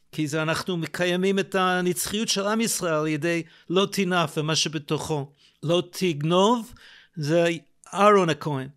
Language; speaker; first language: Hebrew; non-native, fluent; English